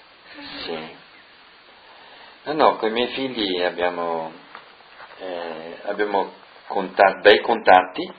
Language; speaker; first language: Italian; non-native, local second language; Friulian